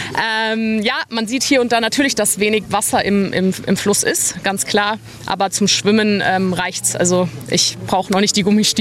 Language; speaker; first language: German; native; German